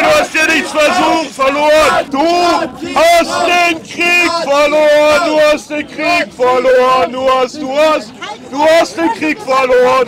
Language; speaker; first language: German; native; German